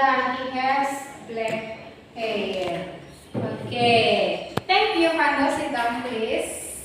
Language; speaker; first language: English; non-native, learner; Indonesian